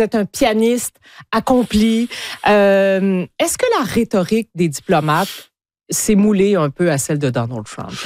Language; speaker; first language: French; native; French